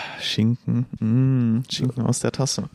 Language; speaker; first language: German; native; German